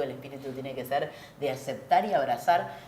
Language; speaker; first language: Spanish; native; Spanish